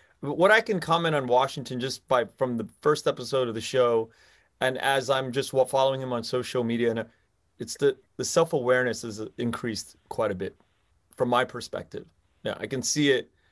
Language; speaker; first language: English; early bilingual, other home language; Vietnamese